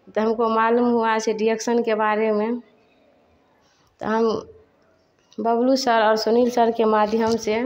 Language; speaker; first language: Hindi; native; Hindi